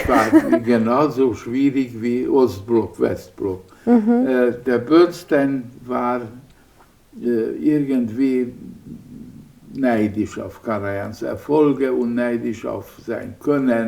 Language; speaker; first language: German; non-native, fluent; Hungarian